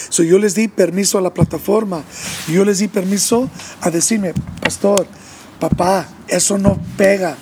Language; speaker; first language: Spanish; early bilingual, heritage; English